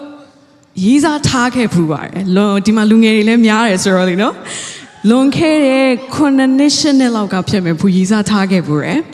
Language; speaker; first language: Burmese; non-native, local second language; Tedim Chin